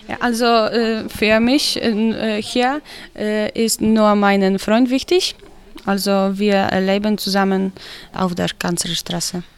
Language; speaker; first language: German; non-native, learner; Polish